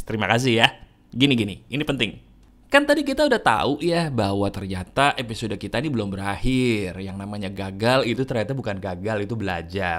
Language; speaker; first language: Indonesian; native; Indonesian